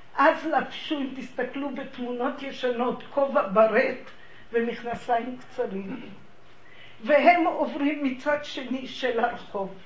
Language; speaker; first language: Hebrew; early bilingual, other home language; Hungarian